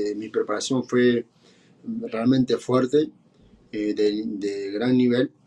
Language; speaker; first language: Spanish; native; Spanish